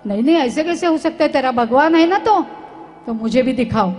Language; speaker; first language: Hindi; non-native, local second language; Marathi